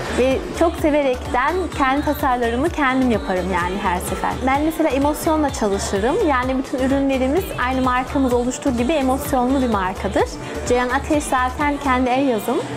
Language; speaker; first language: Turkish; early bilingual, heritage; Turkish